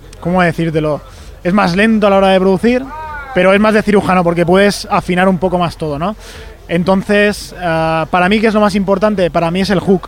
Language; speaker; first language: Spanish; native; Spanish